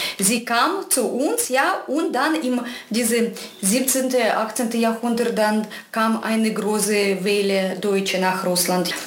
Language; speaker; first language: German; non-native, fluent; Russian